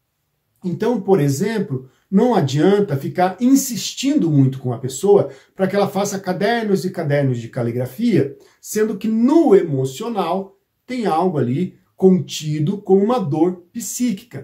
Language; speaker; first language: Portuguese; native; Portuguese